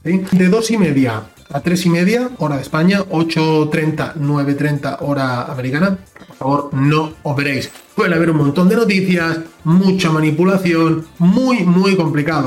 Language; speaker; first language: Spanish; native; Spanish